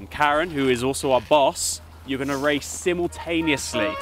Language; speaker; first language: English; native; English